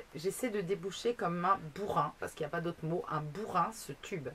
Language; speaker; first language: French; native; French